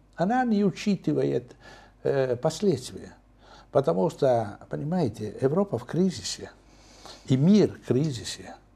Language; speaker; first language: Russian; non-native, fluent; Italian